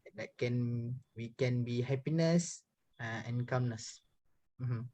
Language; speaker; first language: English; non-native, learner; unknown